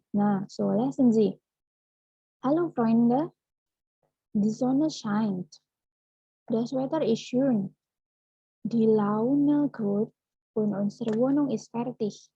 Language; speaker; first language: German; non-native, learner; Indonesian